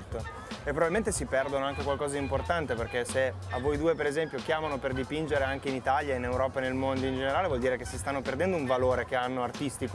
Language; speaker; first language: Italian; native; Italian